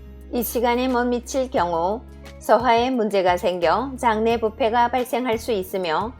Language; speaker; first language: Korean; native; Korean